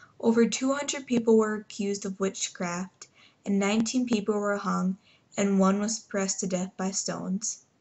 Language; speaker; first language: English; native; English